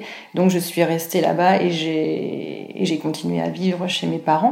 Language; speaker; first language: French; native; French